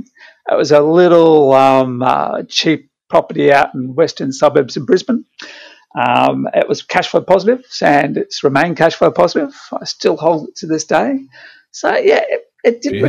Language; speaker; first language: English; native; English